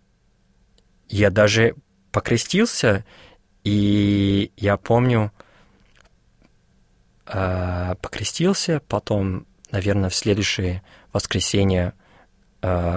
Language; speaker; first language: Russian; non-native, fluent; English